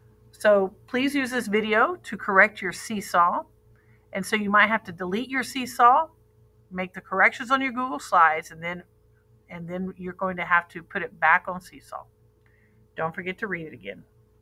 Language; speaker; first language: English; native; English